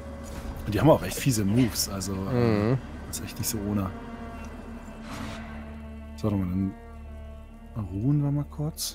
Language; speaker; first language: German; native; German